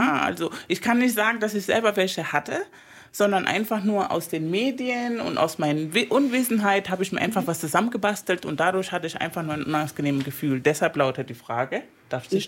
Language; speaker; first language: German; non-native, fluent; Spanish